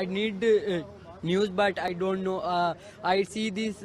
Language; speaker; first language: English; non-native, learner; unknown